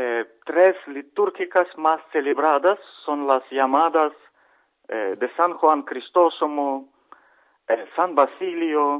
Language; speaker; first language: Spanish; non-native, learner; Ukrainian